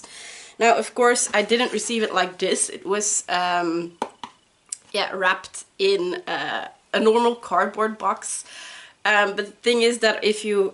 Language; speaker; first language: English; non-native, fluent; Dutch